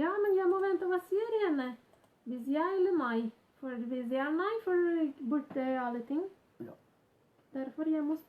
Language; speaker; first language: Norwegian; non-native, learner; Spanish